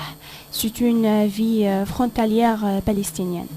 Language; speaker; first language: French; non-native, fluent; Arabic